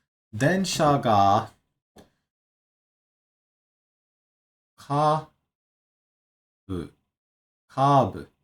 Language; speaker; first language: Japanese; non-native, learner; English